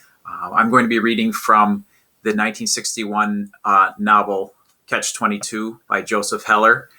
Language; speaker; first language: English; native; English